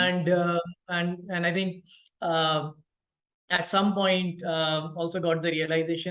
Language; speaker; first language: English; non-native, local second language; Hindi